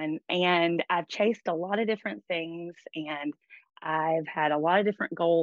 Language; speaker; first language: English; native; English